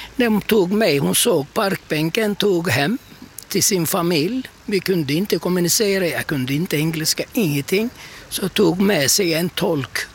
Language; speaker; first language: Swedish; non-native, fluent; Turkish